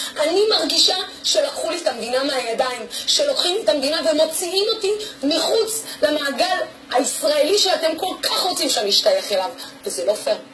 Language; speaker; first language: Hebrew; non-native, local second language; Arabic